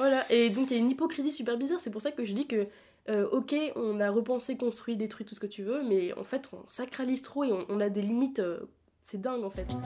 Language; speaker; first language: French; native; French